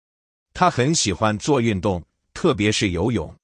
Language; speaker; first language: Chinese; non-native, learner; Japanese